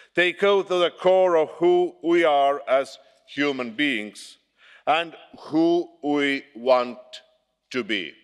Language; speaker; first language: English; non-native, fluent; Estonian